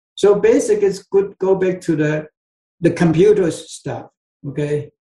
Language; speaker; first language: English; non-native, fluent; Chinese